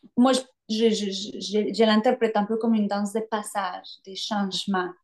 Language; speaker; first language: French; non-native, fluent; Spanish